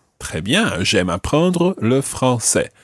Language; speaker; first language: French; non-native, fluent; English